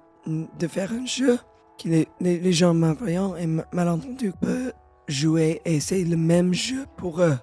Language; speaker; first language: French; non-native, learner; English